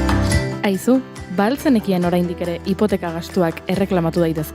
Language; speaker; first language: Basque; native; Basque